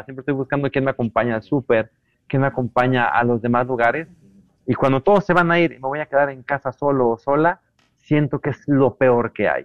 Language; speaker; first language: Spanish; native; Spanish